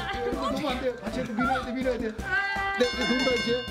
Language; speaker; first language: Korean; native; Korean